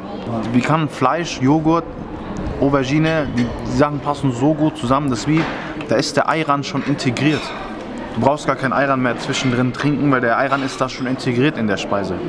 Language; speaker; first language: German; native; German